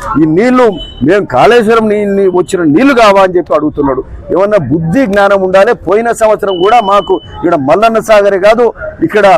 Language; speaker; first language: Telugu; native; Telugu